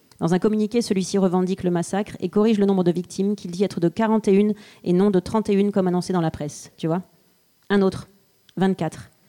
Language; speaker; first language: French; native; French